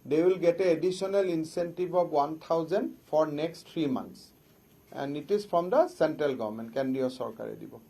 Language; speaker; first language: English; non-native, local second language; Assamese